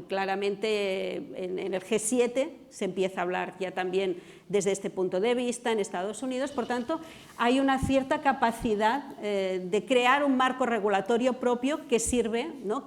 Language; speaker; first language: Spanish; non-native, local second language; Catalan